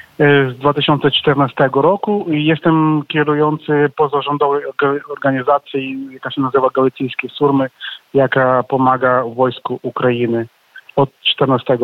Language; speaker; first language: Polish; non-native, learner; Ukrainian